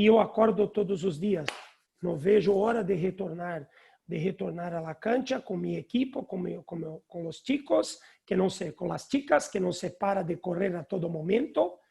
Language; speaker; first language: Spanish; non-native, learner; Portuguese